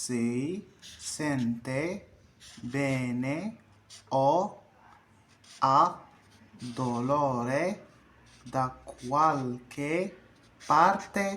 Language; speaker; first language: Italian; non-native, fluent; Arabic